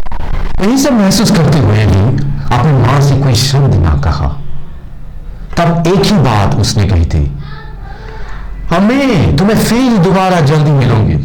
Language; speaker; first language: Hindi; non-native, local second language; Bangla